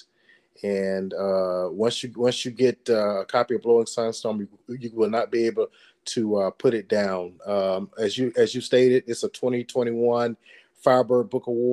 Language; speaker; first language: English; native; English